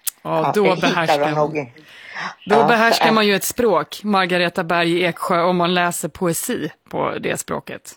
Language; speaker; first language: Swedish; native; Swedish